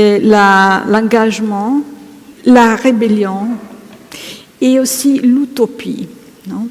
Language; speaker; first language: French; non-native, fluent; Italian